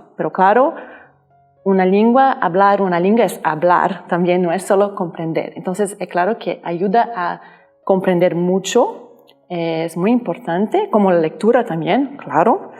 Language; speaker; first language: Spanish; non-native, learner; Portuguese